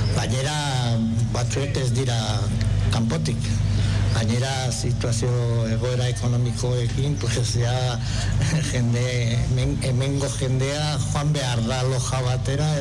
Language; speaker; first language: Basque; non-native, local second language; Spanish